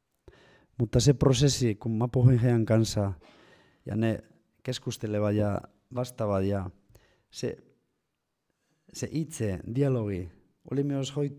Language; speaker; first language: Finnish; non-native, fluent; Spanish